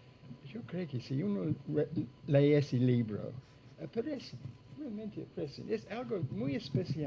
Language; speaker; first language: Spanish; non-native, fluent; English